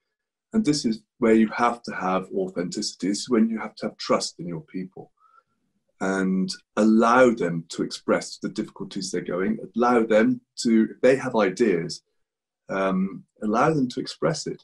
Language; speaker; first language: English; native; English